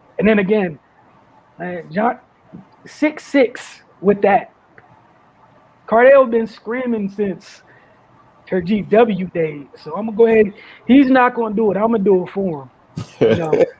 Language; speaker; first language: English; native; English